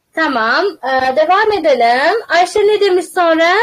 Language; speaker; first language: Turkish; non-native, fluent; Uzbek